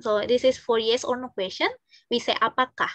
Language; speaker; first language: English; non-native, fluent; Indonesian